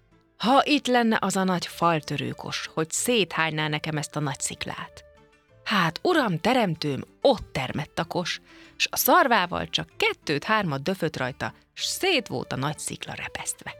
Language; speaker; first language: Hungarian; native; Hungarian